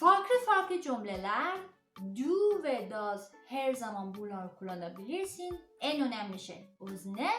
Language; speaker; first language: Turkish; non-native, learner; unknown